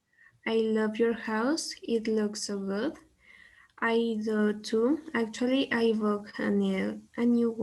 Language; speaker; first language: English; non-native, learner; Spanish